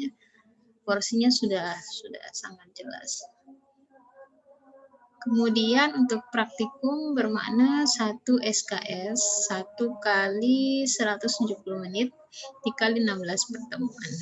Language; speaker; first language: Indonesian; native; Indonesian